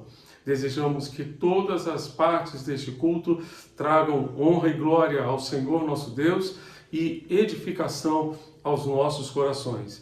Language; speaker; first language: Portuguese; native; Portuguese